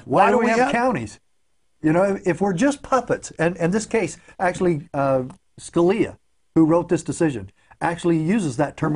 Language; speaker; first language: English; native; English